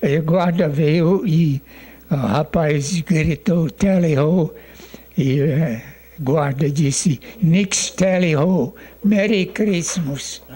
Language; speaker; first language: Portuguese; non-native, fluent; English